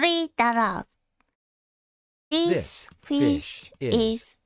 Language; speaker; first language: English; non-native, learner; Japanese